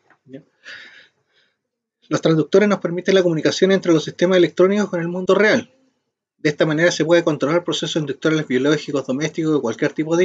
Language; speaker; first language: Spanish; native; Spanish